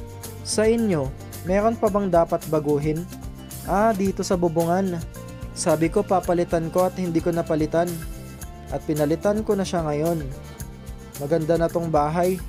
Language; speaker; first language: Filipino; native; Filipino